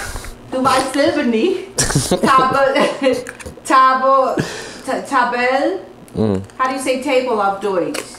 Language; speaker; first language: German; non-native, learner; English